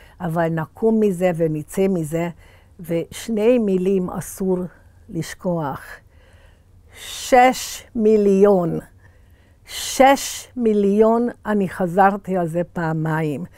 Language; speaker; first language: Hebrew; early bilingual, other home language; Hungarian